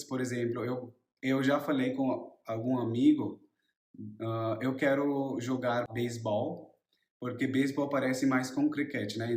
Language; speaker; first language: Portuguese; non-native, learner; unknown